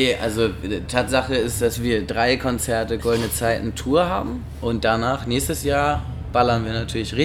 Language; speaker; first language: German; native; German